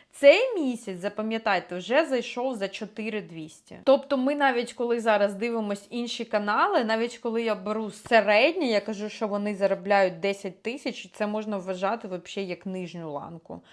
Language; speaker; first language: Ukrainian; non-native, local second language; Russian